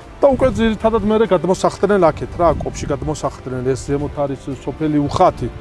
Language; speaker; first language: Georgian; native; Georgian